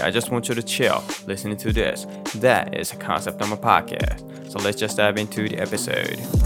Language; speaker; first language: English; non-native, fluent; Japanese